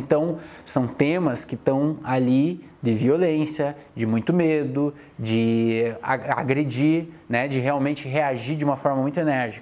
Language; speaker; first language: Portuguese; native; Portuguese